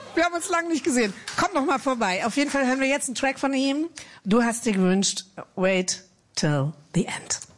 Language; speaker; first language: German; native; German